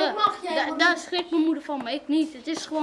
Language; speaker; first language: Dutch; early bilingual, other home language; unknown